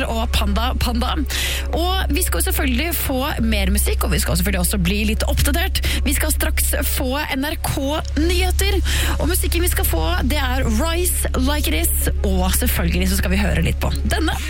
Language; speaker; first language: Norwegian; native; Norwegian